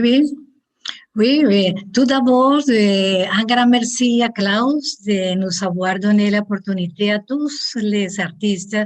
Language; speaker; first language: French; non-native, learner; Spanish